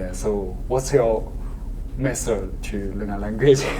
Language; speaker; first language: English; non-native, learner; Chinese